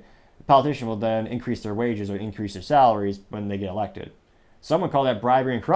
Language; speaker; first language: English; native; English